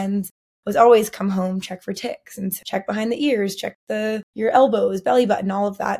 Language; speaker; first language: English; native; English